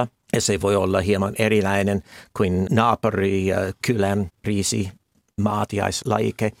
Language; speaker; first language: Finnish; non-native, fluent; English